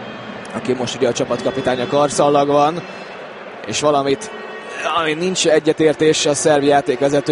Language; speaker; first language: Hungarian; native; Hungarian